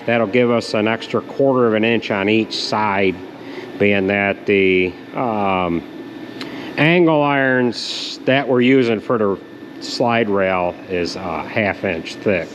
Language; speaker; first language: English; native; English